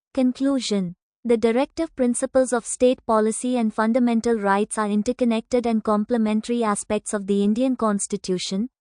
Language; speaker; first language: English; non-native, local second language; Tamil